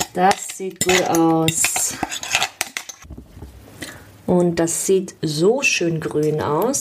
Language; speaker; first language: German; native; German